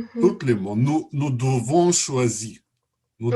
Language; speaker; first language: French; non-native, learner; Russian